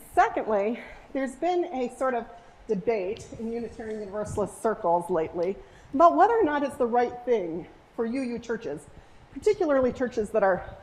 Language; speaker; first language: English; native; English